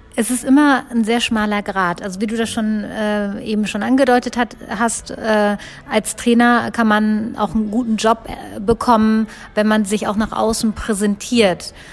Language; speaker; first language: German; native; German